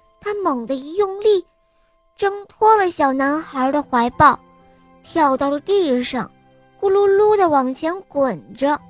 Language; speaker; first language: Chinese; native; Chinese